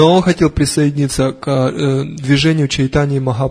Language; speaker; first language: Russian; native; Russian